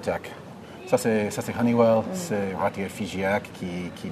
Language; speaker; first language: French; non-native, fluent; English